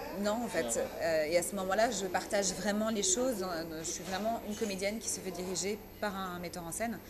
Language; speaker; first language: French; early bilingual, other home language; Persian